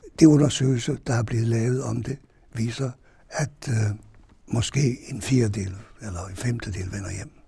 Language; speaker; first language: Danish; non-native, fluent; Hungarian